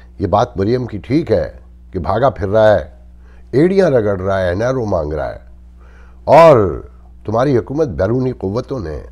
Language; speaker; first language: Urdu; native; Urdu